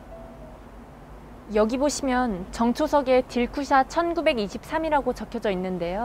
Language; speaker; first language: Korean; native; Korean